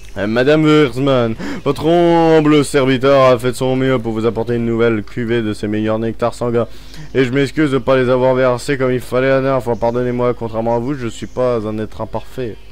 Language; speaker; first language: French; native; French